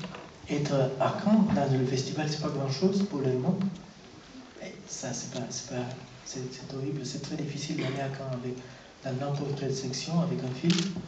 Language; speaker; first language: French; non-native, fluent; Romanian